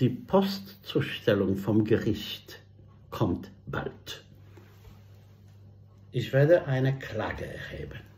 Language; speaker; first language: German; non-native, fluent; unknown